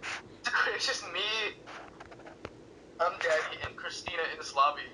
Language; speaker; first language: English; native; English